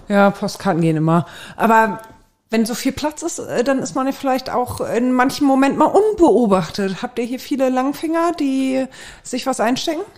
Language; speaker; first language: German; native; German